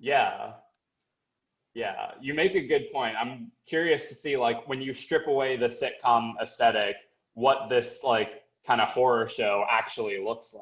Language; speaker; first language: English; native; English